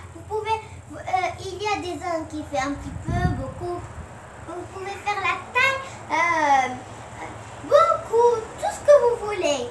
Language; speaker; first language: French; non-native, local second language; Arabic